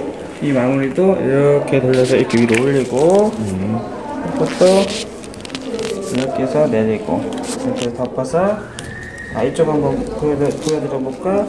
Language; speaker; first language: Korean; native; Korean